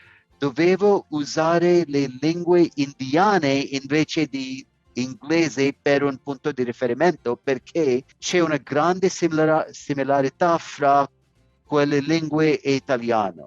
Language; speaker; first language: Italian; non-native, learner; English